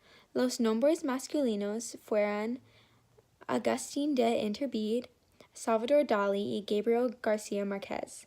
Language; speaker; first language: Spanish; non-native, learner; English